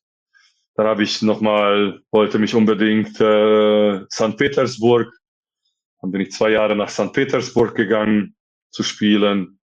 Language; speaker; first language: German; non-native, fluent; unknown